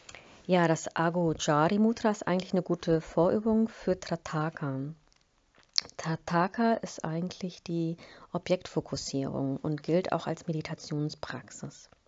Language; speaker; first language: German; native; German